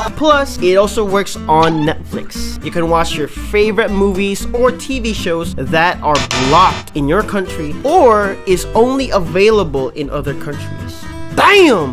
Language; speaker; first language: English; non-native, local second language; Filipino